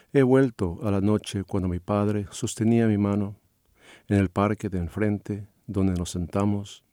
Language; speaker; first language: Spanish; native; Spanish